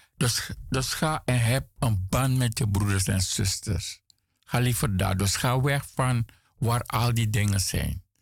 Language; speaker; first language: Dutch; native; Dutch